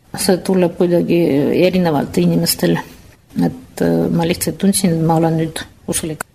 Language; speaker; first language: Estonian; non-native, fluent; Russian